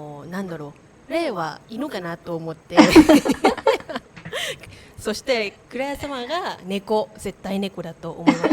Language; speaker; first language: Japanese; non-native, learner; Thai